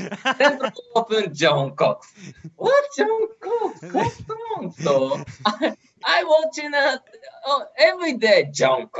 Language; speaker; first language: English; non-native, learner; Japanese